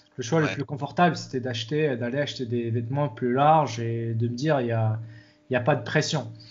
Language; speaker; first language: French; non-native, local second language; Arabic